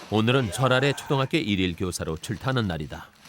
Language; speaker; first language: Korean; native; Korean